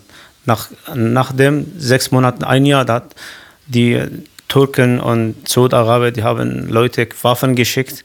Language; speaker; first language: German; non-native, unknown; Kurdish